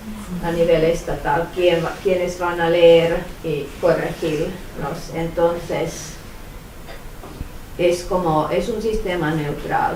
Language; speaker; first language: Spanish; non-native, fluent; Finnish